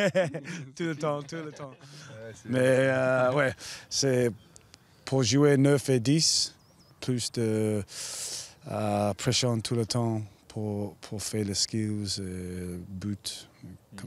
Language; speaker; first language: French; non-native, learner; English